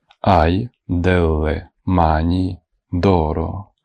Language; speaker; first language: Italian; non-native, fluent; Ukrainian